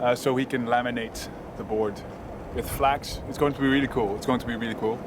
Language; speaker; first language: English; non-native, fluent; Dutch